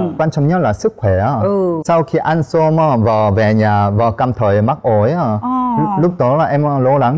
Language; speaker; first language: Vietnamese; non-native, learner; Korean